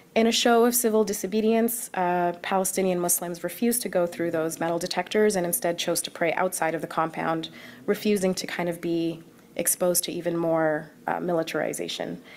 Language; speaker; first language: English; early bilingual, other home language; Arabic